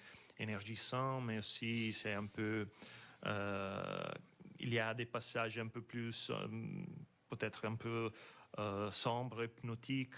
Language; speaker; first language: French; non-native, fluent; Italian